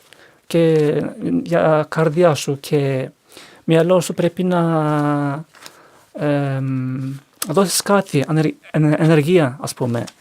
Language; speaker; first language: Greek; non-native, learner; Turkish